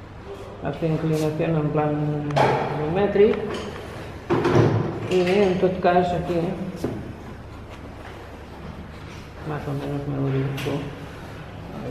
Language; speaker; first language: Spanish; non-native, local second language; Catalan